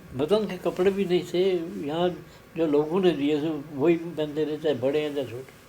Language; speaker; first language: Urdu; non-native, local second language; Punjabi